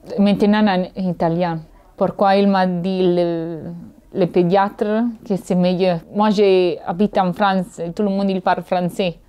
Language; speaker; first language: French; non-native, learner; Italian